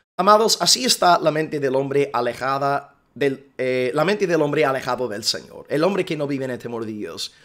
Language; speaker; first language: Spanish; non-native, fluent; English